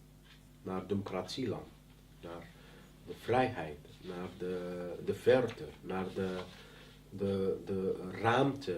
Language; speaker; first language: Dutch; non-native, learner; Arabic